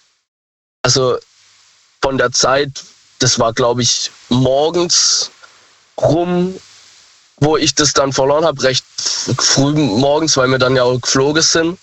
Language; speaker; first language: German; native; German